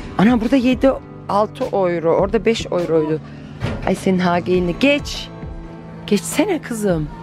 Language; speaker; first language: Turkish; early bilingual, heritage; Turkish